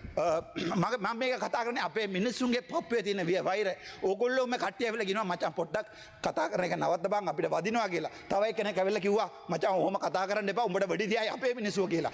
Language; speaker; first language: Sinhala; non-native, local second language; Tamil